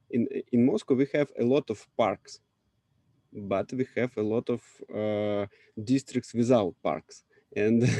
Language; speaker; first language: English; non-native, learner; Russian